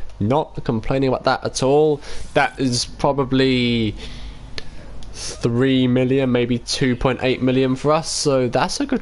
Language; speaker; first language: English; native; English